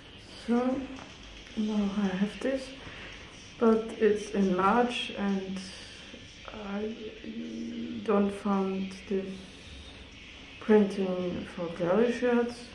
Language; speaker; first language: English; non-native, learner; German